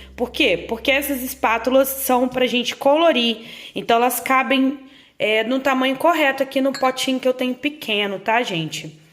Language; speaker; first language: Portuguese; native; Portuguese